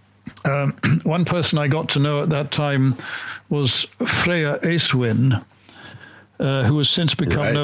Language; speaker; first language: English; native; English